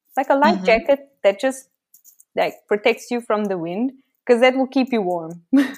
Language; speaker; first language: English; native; English